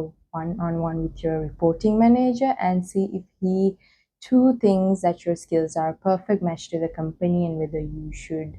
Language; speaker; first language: English; non-native, local second language; Sinhala